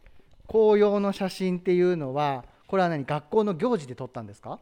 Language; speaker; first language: Japanese; native; Japanese